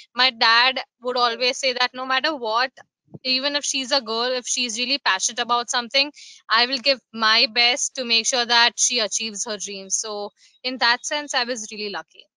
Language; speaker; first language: English; non-native, local second language; Gujarati